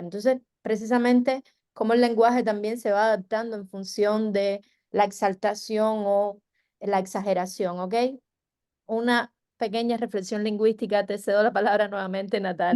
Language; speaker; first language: Spanish; native; Spanish